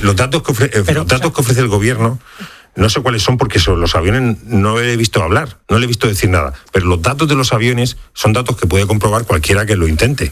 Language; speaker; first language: Spanish; native; Spanish